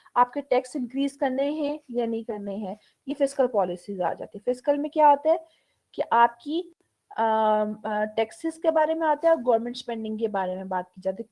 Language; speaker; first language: Urdu; native; Urdu